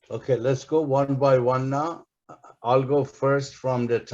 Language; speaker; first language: English; non-native, fluent; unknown